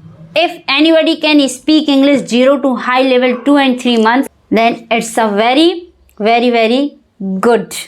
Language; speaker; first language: English; non-native, learner; Hindi